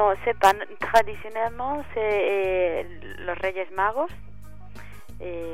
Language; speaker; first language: French; non-native, fluent; Spanish